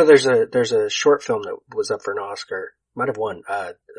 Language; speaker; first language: English; native; English